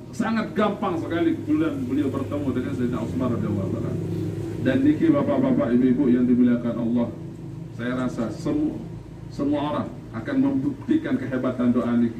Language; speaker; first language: Malay; non-native, local second language; Sasak